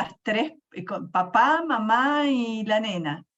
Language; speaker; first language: Portuguese; non-native, learner; Spanish